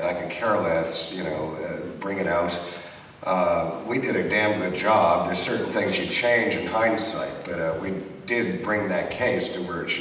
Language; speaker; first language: English; native; English